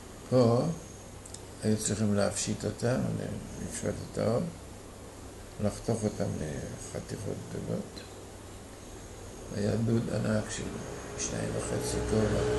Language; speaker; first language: Hebrew; non-native, fluent; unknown